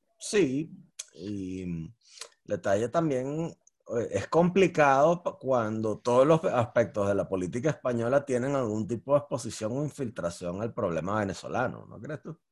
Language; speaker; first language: Spanish; native; Spanish